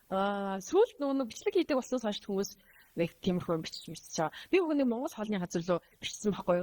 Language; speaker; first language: Mongolian; native; Mongolian